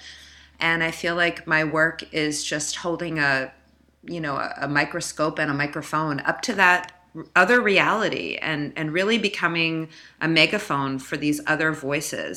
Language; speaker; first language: English; native; English